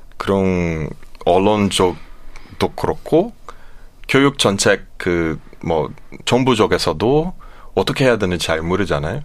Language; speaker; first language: Korean; non-native, fluent; Portuguese